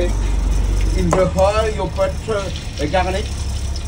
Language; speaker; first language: English; non-native, learner; French